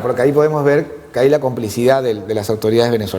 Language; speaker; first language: Spanish; native; Spanish